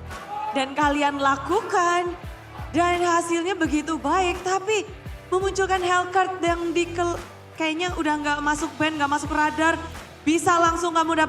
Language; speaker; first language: Indonesian; native; Indonesian